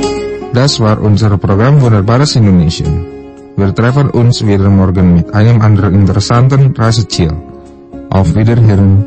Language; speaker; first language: German; non-native, fluent; Indonesian